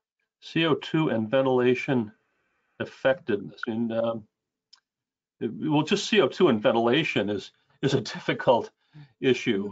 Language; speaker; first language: English; native; English